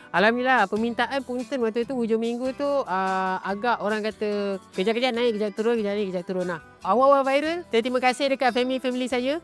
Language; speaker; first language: Malay; native; Malay